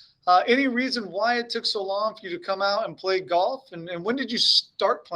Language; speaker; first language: English; native; English